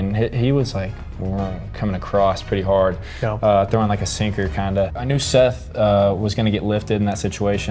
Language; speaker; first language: English; native; English